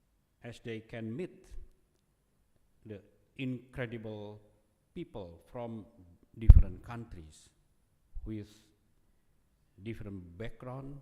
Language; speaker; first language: English; non-native, fluent; Indonesian